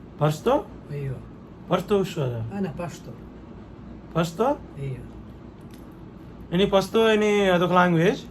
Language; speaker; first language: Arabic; non-native, learner; Telugu